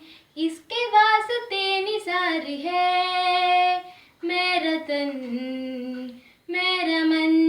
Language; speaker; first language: Hindi; non-native, local second language; Malayalam